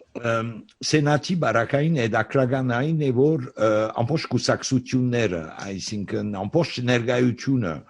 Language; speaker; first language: Armenian; early bilingual, heritage; Armenian